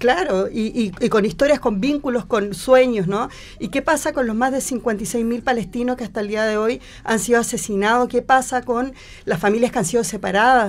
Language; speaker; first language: Spanish; native; Spanish